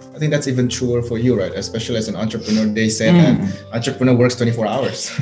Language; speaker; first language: English; non-native, fluent; Indonesian